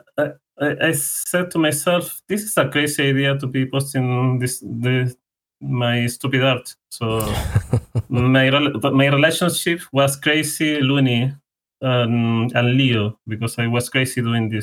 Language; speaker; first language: English; non-native, fluent; Spanish